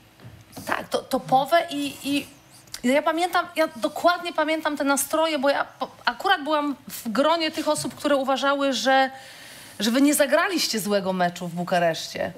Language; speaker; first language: Polish; native; Polish